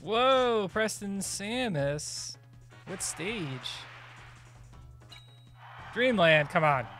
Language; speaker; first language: English; native; English